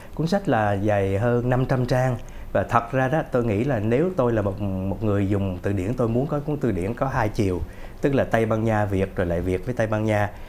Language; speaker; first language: Vietnamese; native; Vietnamese